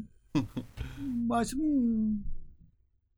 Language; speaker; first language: English; native; English